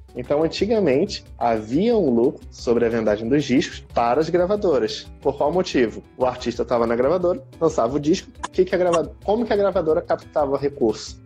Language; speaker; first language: Portuguese; native; Portuguese